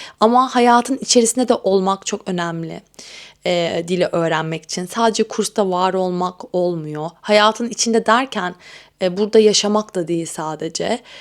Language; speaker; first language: Turkish; native; Turkish